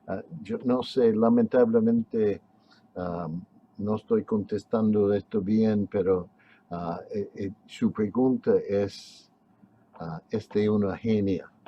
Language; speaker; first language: Spanish; non-native, fluent; English